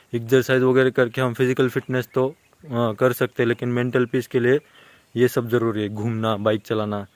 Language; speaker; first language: Hindi; non-native, local second language; Marathi